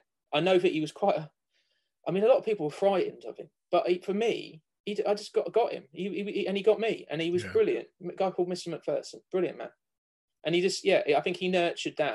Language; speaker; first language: English; native; English